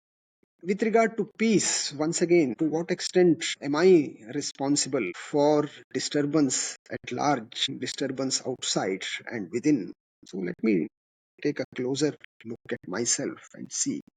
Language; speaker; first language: English; non-native, local second language; Kannada